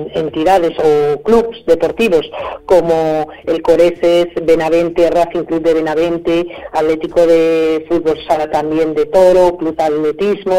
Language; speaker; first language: Spanish; native; Spanish